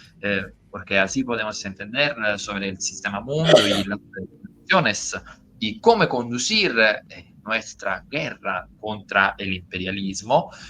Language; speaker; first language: Spanish; non-native, fluent; Italian